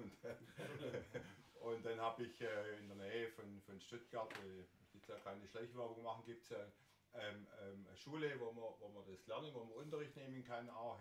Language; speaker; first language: German; native; German